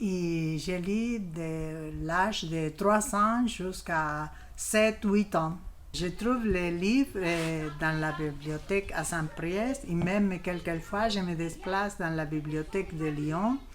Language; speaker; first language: French; non-native, learner; Spanish